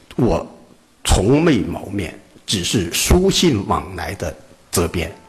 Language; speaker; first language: Chinese; native; Chinese